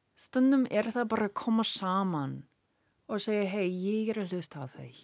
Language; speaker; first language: Icelandic; non-native, learner; English